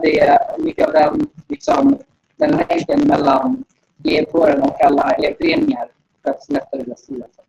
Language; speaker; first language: Swedish; native; Swedish